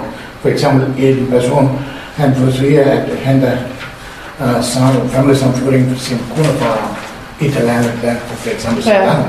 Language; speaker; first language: Danish; non-native, fluent; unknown